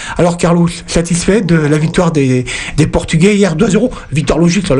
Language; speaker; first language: French; native; French